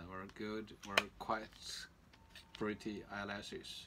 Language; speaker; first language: English; non-native, learner; Chinese